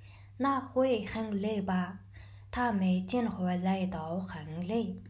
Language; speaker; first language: Chinese; non-native, fluent; Mongolian